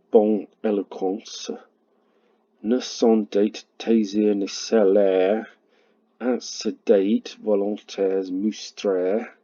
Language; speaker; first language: French; non-native, learner; English